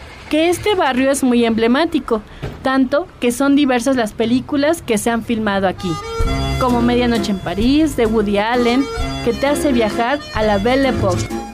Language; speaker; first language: Spanish; native; Spanish